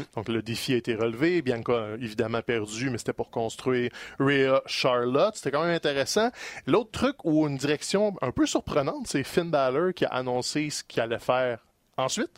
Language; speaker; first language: French; native; French